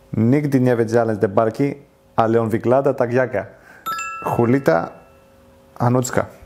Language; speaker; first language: Polish; non-native, learner; Greek